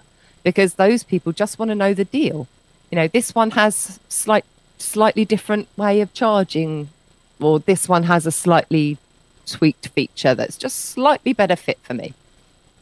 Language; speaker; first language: English; native; English